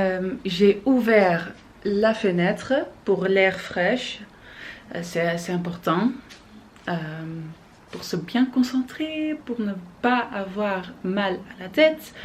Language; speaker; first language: French; non-native, learner; Dutch